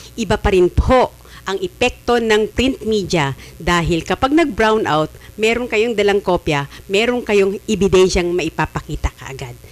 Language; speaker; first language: Filipino; native; Filipino